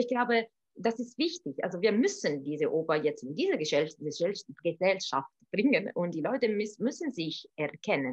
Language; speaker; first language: German; non-native, fluent; Italian